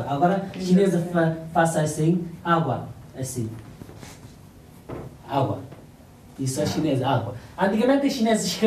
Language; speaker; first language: Portuguese; non-native, learner; Chinese